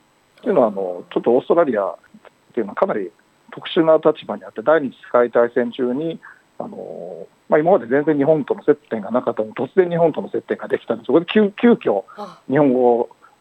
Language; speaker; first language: Japanese; native; Japanese